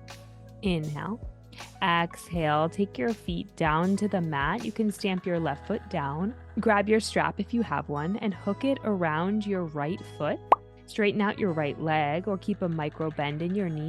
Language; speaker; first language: English; native; English